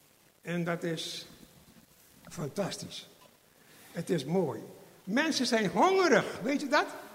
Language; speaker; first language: Dutch; non-native, fluent; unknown